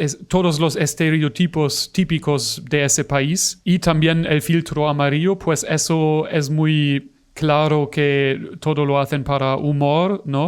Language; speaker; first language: Spanish; non-native, fluent; German